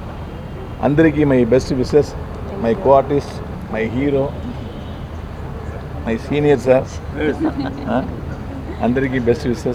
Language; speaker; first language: Telugu; non-native, learner; Tamil